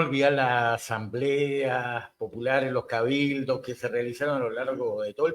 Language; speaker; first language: Spanish; native; Spanish